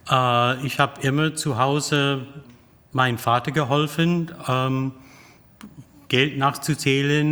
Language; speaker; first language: German; non-native, fluent; English